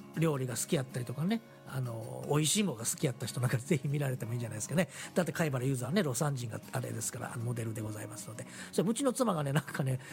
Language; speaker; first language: Japanese; native; Japanese